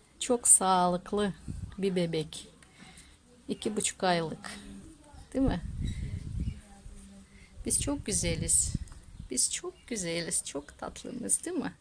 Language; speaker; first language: Turkish; non-native, learner; Russian